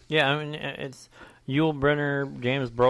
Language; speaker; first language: English; native; English